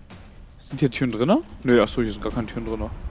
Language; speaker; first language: German; native; German